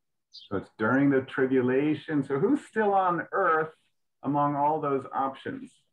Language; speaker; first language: English; native; English